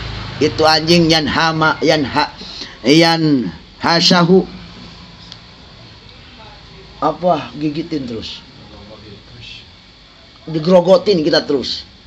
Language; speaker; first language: Indonesian; native; Indonesian